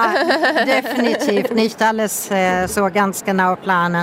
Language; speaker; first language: German; non-native, fluent; Swedish